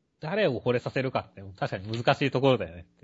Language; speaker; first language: Japanese; native; Japanese